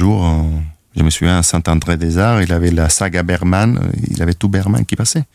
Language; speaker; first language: French; non-native, fluent; Spanish